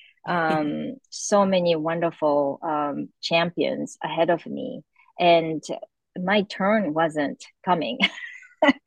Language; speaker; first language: English; non-native, fluent; Japanese